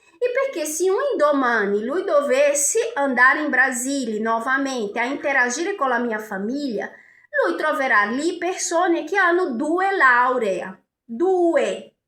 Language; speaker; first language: Italian; non-native, fluent; Portuguese